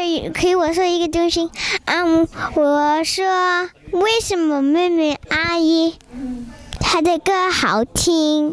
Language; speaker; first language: Chinese; early bilingual, heritage; Chinese